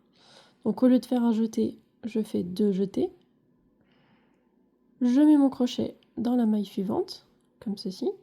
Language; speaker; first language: French; native; French